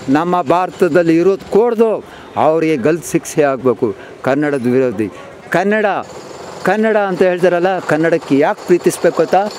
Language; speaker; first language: Kannada; non-native, local second language; Urdu